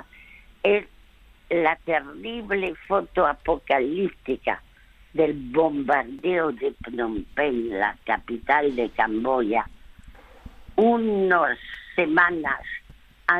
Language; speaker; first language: Spanish; early bilingual, other home language; French